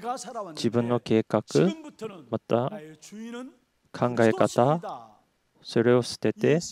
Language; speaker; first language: Japanese; non-native, fluent; Korean